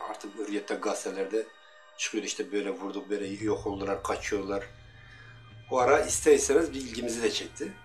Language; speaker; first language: Turkish; non-native, local second language; Kurdish